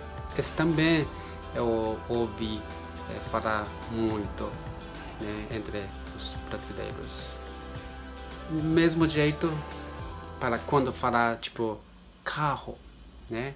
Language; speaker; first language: Portuguese; non-native, learner; Japanese